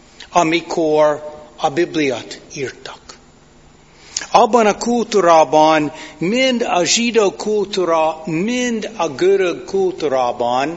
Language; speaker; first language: Hungarian; non-native, fluent; English